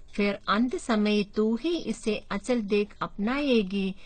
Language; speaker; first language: Hindi; non-native, local second language; Malayalam